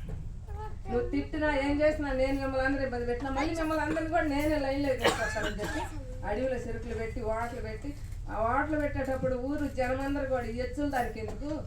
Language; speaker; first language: Telugu; native; Telugu